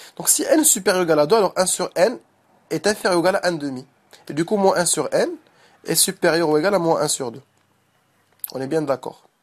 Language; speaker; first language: French; non-native, local second language; Arabic